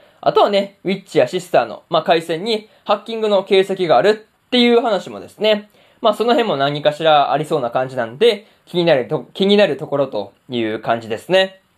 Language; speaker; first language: Japanese; native; Japanese